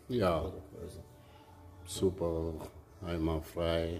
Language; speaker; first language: German; non-native, learner; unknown